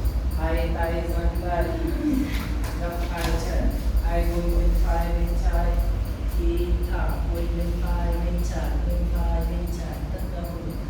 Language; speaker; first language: Vietnamese; non-native, learner; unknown